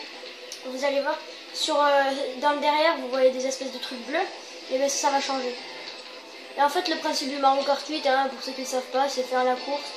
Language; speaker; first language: French; native; French